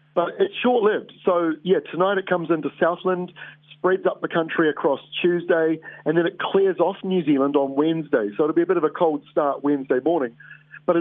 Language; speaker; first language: English; native; English